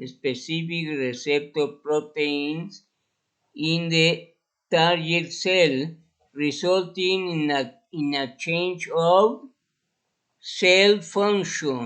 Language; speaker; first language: English; non-native, fluent; Spanish